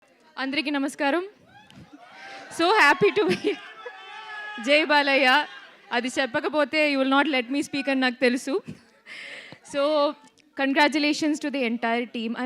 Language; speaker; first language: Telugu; non-native, learner; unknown